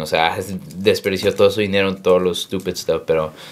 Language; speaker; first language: Spanish; early bilingual, heritage; Spanish